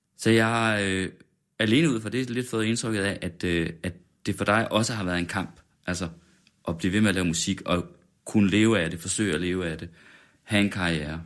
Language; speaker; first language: Danish; native; Danish